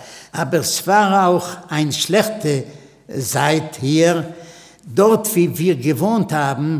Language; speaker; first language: German; non-native, fluent; Yiddish